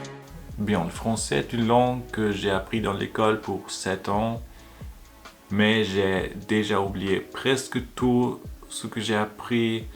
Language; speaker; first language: French; non-native, learner; German